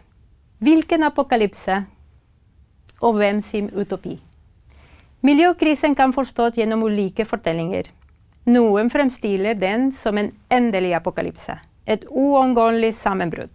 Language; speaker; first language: Norwegian; non-native, fluent; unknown